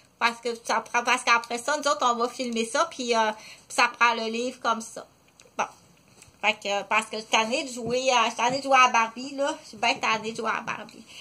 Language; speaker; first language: French; native; French